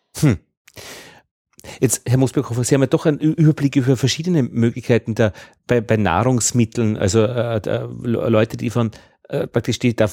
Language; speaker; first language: German; native; German